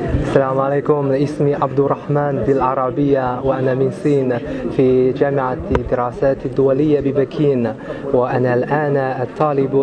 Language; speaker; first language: Arabic; non-native, learner; Chinese